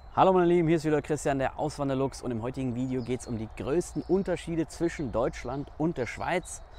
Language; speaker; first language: German; native; German